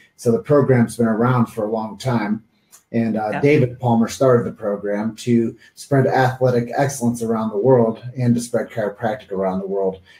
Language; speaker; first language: English; native; English